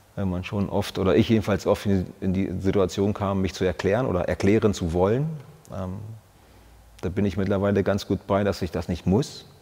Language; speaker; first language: German; native; German